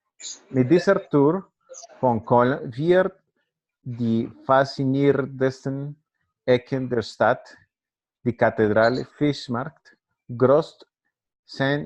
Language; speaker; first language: German; non-native, learner; Spanish